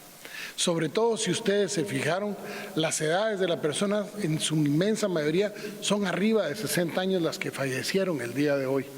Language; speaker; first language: Spanish; native; Spanish